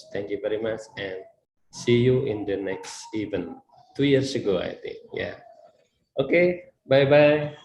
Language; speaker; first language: English; non-native, learner; Indonesian